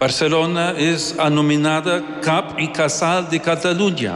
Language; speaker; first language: Catalan; non-native, fluent; English